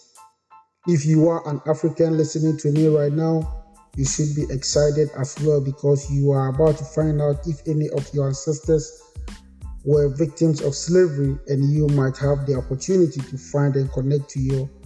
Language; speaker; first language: English; non-native, local second language; Akan